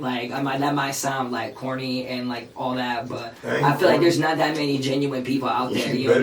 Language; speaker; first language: English; early bilingual, other home language; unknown